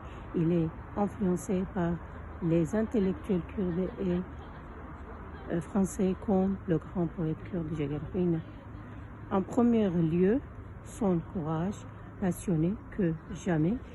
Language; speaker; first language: French; non-native, fluent; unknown